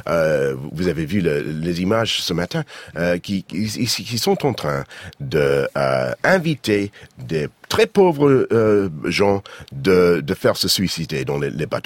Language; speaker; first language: French; non-native, fluent; English